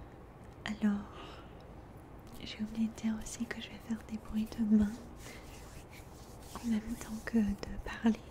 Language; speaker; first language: French; early bilingual, heritage; French